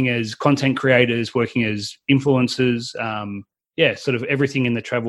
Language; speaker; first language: English; native; English